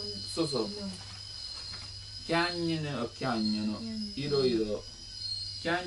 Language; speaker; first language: Japanese; non-native, learner; Italian